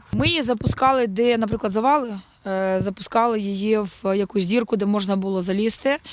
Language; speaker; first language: Ukrainian; native; Ukrainian